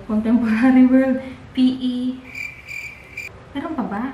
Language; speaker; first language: Filipino; non-native, local second language; Bikol